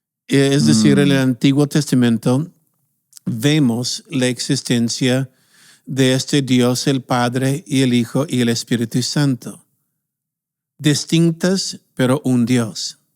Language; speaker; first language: Spanish; non-native, fluent; English